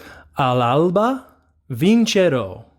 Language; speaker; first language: Italian; non-native, fluent; English